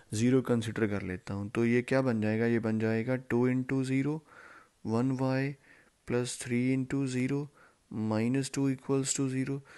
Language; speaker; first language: Hindi; non-native, local second language; Punjabi